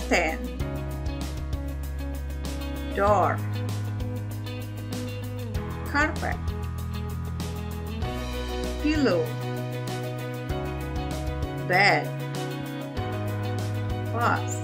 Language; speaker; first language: English; non-native, fluent; Indonesian